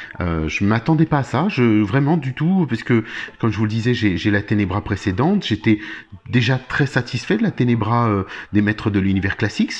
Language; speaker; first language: French; native; French